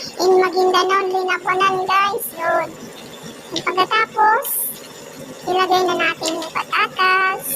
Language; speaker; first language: Filipino; non-native, local second language; Maguindanaon